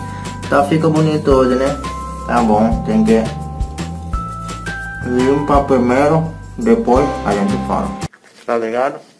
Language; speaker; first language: Portuguese; non-native, learner; Hindi